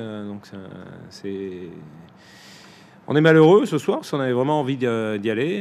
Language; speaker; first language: French; native; French